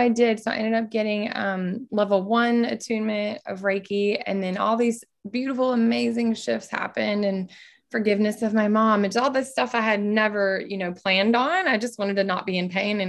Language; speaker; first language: English; native; English